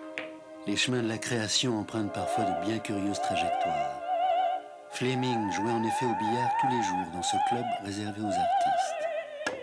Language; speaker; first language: French; native; French